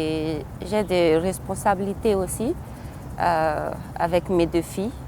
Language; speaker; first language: French; non-native, local second language; Malagasy